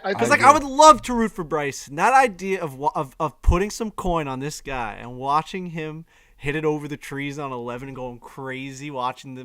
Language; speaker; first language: English; native; English